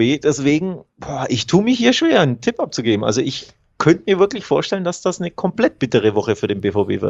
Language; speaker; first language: German; native; German